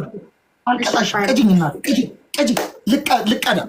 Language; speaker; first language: Amharic; native; Amharic